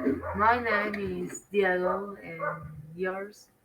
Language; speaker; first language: English; non-native, learner; Spanish